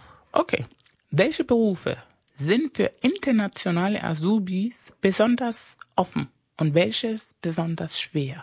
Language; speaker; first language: German; non-native, fluent; Spanish